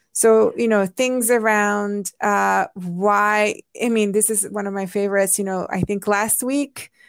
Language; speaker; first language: English; non-native, fluent; Hungarian